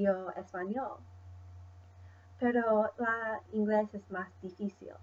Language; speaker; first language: Spanish; non-native, learner; English